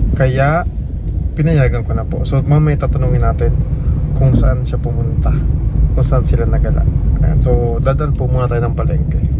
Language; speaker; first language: Filipino; native; Filipino